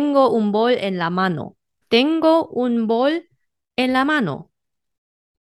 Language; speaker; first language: Spanish; non-native, fluent; Chinese